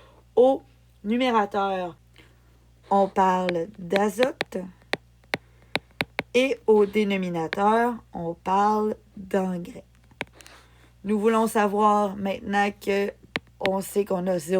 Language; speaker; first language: French; native; French